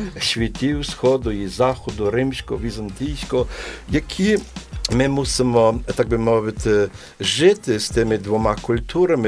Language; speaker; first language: Polish; non-native, learner; Ukrainian